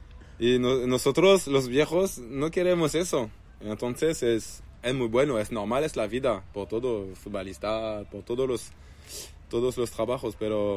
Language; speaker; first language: Spanish; non-native, learner; French